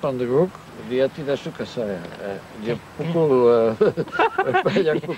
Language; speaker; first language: Indonesian; non-native, local second language; Dutch